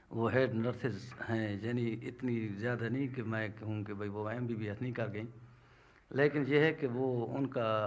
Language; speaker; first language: Urdu; non-native, local second language; Punjabi